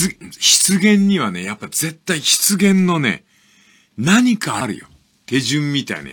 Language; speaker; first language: Japanese; native; Japanese